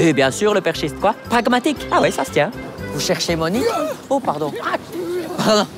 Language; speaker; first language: French; native; French